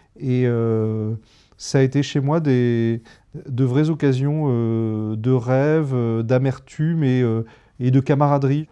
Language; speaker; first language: French; native; French